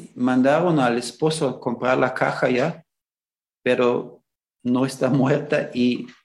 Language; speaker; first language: Spanish; non-native, fluent; German